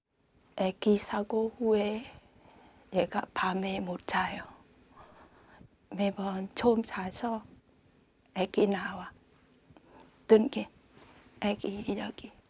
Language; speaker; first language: Korean; non-native, learner; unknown